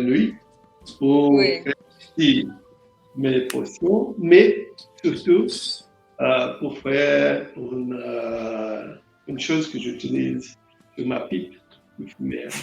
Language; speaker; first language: French; non-native, learner; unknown